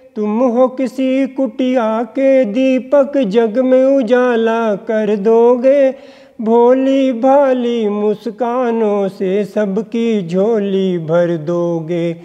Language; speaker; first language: Hindi; native; Hindi